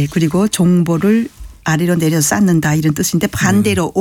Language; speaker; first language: Korean; native; Korean